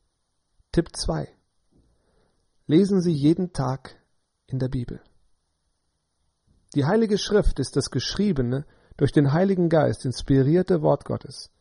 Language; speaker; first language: German; native; German